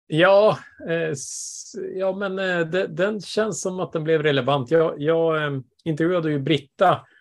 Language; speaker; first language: Swedish; native; Swedish